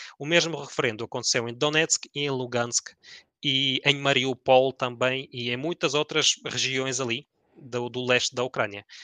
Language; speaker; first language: Portuguese; early bilingual, other home language; Ukrainian